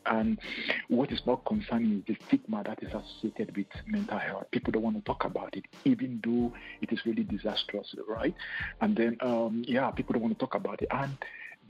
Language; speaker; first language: English; non-native, local second language; Igbo